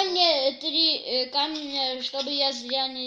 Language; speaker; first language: Russian; early bilingual, heritage; Russian